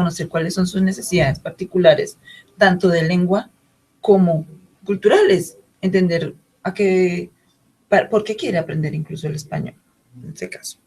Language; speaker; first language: Spanish; native; Spanish